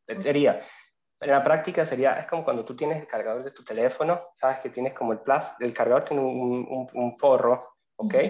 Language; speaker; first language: Spanish; native; Spanish